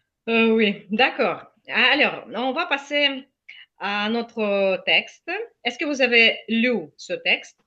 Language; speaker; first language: French; non-native, fluent; Ukrainian